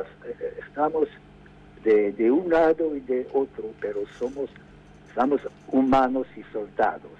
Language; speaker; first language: Spanish; non-native, fluent; English